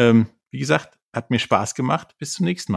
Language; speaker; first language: German; native; German